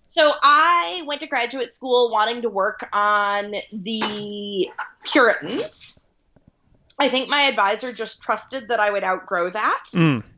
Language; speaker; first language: English; early bilingual, other home language; Hindi